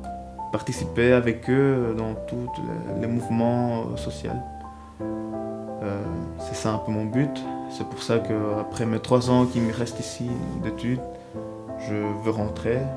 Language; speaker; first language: French; early bilingual, other home language; Spanish